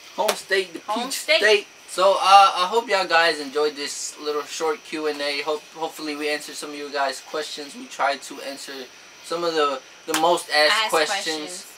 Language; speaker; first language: English; native; English